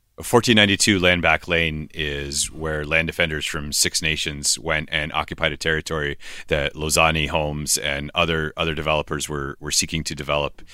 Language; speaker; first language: English; native; English